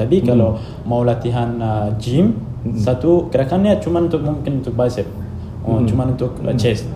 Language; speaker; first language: Indonesian; non-native, fluent; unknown